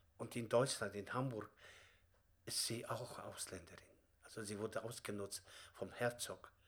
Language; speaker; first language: German; non-native, fluent; Kazakh